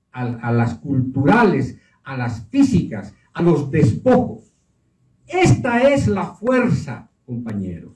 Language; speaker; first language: Spanish; native; Spanish